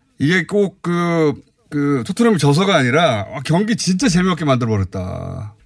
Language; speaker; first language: Korean; native; Korean